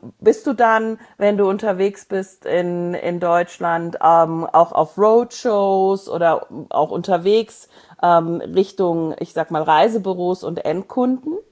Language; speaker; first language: German; native; German